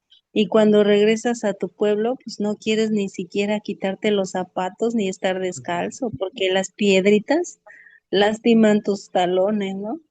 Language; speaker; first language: Spanish; native; Spanish